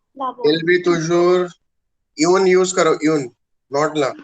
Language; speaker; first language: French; non-native, fluent; Hindi